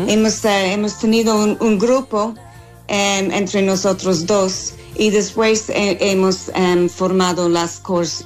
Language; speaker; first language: Spanish; non-native, fluent; English